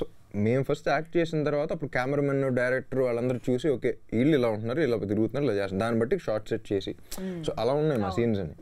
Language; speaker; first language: Telugu; native; Telugu